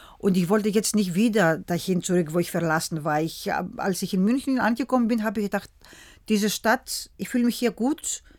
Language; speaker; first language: German; early bilingual, other home language; Greek